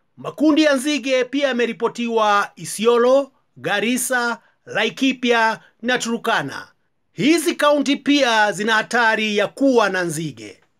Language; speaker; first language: Swahili; native; Swahili